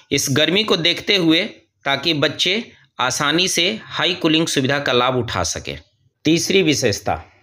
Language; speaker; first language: Hindi; native; Hindi